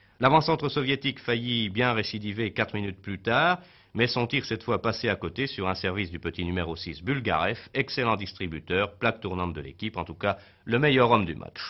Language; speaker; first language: French; native; French